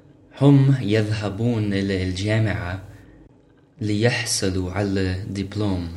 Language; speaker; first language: Arabic; non-native, fluent; English